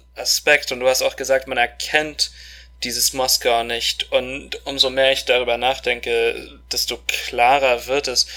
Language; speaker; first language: German; non-native, fluent; Russian